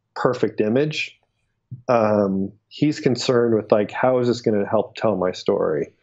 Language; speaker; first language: English; native; English